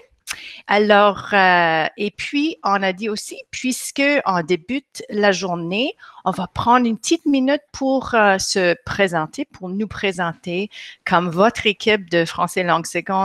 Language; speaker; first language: French; non-native, local second language; English